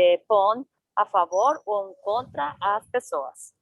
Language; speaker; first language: Portuguese; non-native, learner; Spanish